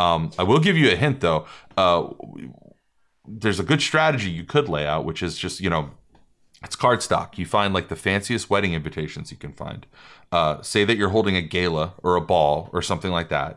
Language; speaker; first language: English; native; English